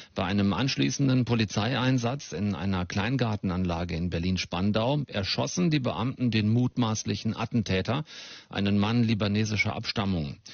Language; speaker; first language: German; native; German